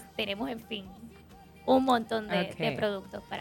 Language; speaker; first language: Spanish; native; Spanish